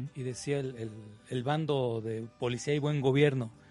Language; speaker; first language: Spanish; native; Spanish